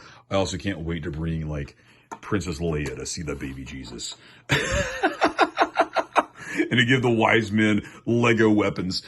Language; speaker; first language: English; native; English